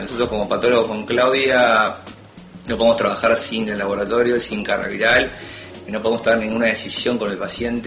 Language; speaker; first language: Spanish; native; Spanish